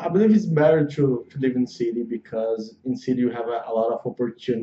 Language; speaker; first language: English; non-native, learner; Portuguese